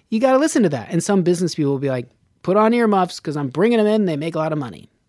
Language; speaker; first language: English; native; English